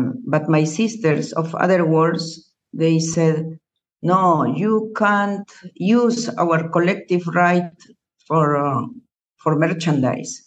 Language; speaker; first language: English; non-native, learner; Spanish